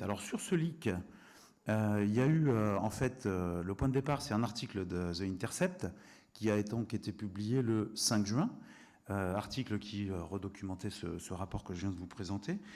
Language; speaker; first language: French; native; French